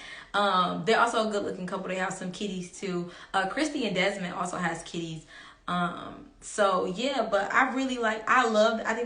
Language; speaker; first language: English; native; English